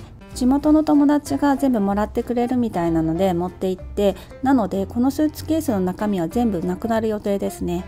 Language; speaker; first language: Japanese; native; Japanese